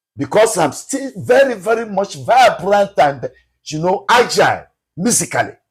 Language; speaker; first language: English; non-native, local second language; Yoruba